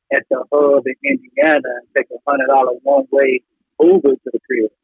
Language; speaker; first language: English; native; English